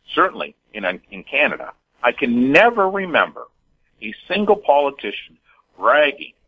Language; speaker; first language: English; native; English